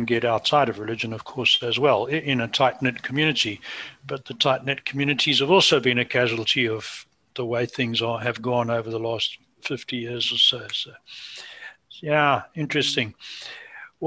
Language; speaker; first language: English; native; English